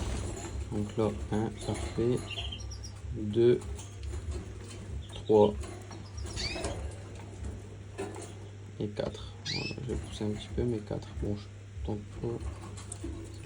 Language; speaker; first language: French; native; French